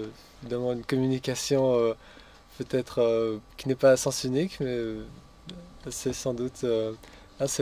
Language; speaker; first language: French; native; French